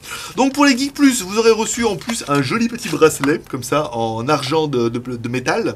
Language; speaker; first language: French; native; French